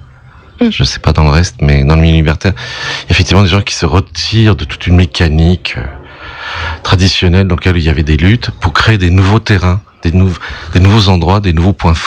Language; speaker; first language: French; native; French